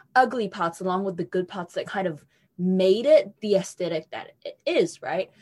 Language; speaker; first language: English; native; English